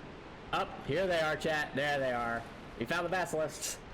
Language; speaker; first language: English; native; English